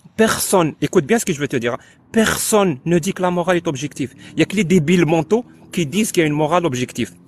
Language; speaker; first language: French; non-native, local second language; Arabic